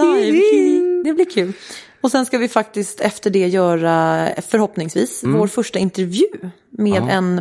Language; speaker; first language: Swedish; native; Swedish